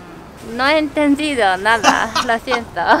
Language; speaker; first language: Spanish; non-native, learner; Japanese